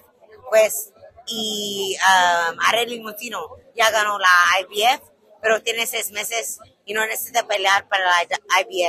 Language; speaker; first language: Spanish; non-native, learner; English